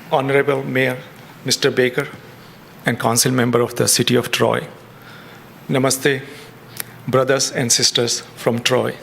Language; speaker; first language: English; non-native, fluent; German